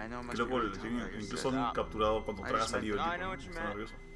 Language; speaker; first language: Spanish; native; Spanish